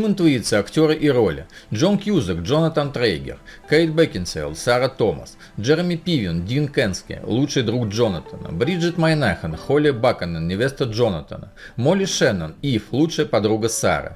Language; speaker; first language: Russian; native; Russian